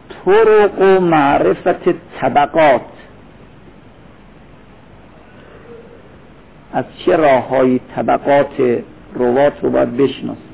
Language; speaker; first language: Persian; native; Persian